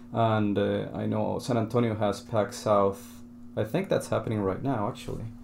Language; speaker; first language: English; non-native, fluent; Spanish